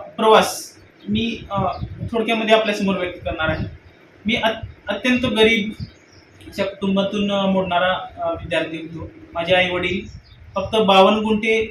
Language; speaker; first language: Marathi; native; Marathi